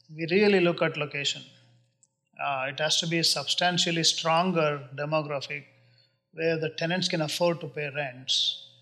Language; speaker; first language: English; non-native, local second language; Kannada